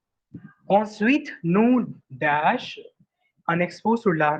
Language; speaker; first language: French; non-native, fluent; Hindi